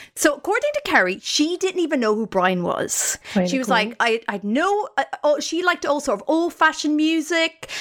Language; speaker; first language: English; native; English